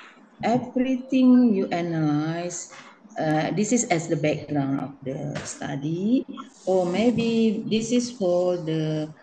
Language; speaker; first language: English; non-native, learner; Indonesian